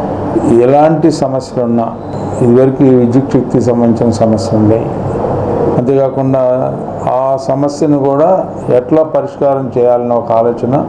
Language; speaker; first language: Telugu; native; Telugu